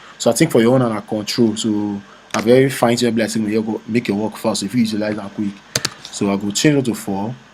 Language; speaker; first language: Nigerian Pidgin; native; Nigerian Pidgin